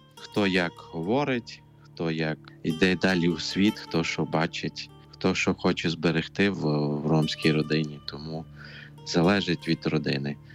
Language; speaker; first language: Ukrainian; non-native, local second language; Romany